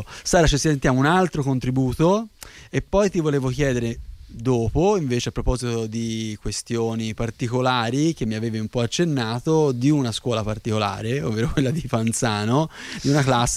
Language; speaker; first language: Italian; native; Italian